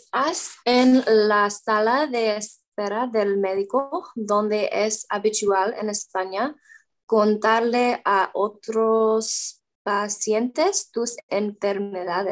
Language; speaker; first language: Spanish; non-native, learner; English